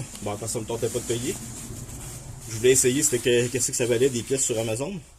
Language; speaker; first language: French; native; French